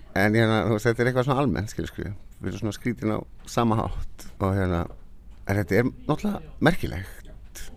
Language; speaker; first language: Icelandic; native; Icelandic